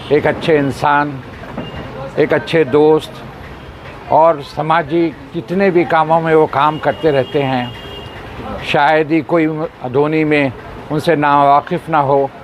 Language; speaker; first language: Hindi; non-native, local second language; Urdu